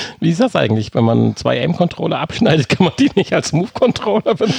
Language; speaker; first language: German; native; German